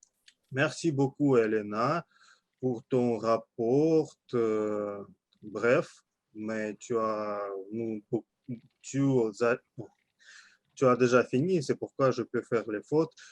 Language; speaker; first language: French; non-native, learner; Russian